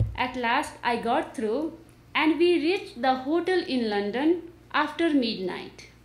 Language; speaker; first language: English; non-native, local second language; Nepali